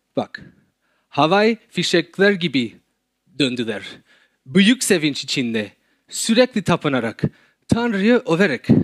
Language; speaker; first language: Turkish; non-native, fluent; English